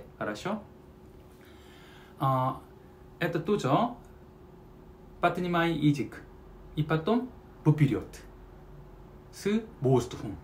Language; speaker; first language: Russian; non-native, learner; Korean